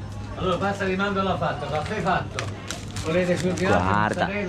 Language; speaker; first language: Italian; native; Italian